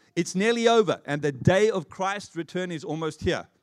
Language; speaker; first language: English; native; English